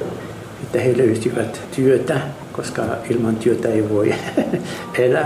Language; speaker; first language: Finnish; non-native, learner; Arabic